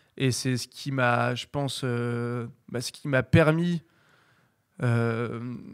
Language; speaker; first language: French; native; French